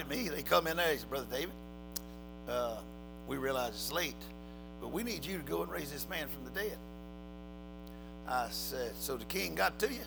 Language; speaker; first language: English; native; English